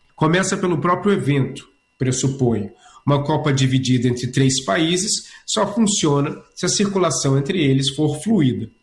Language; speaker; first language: Portuguese; native; Portuguese